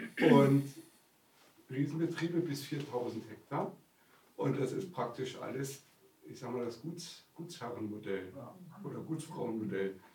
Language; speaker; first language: German; native; German